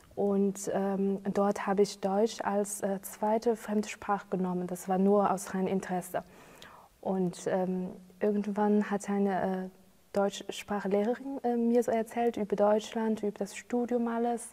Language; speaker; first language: German; non-native, fluent; Chinese